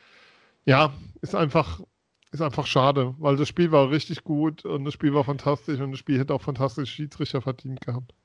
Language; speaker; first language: German; native; German